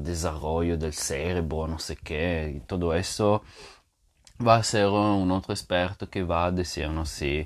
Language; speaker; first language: Spanish; non-native, fluent; Portuguese